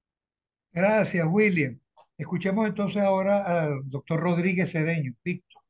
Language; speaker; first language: Spanish; native; Spanish